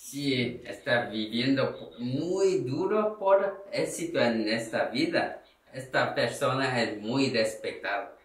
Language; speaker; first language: Spanish; non-native, learner; Korean